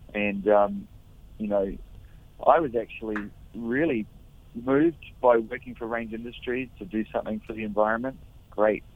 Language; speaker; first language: English; native; English